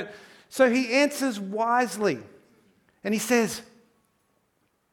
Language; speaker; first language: English; native; English